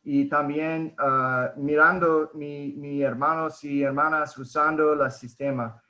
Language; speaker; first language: Spanish; early bilingual, heritage; Spanish